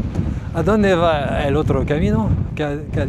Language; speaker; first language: Spanish; non-native, learner; French